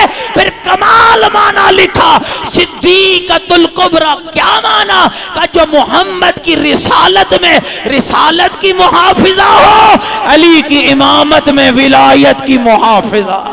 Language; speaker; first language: Urdu; native; Urdu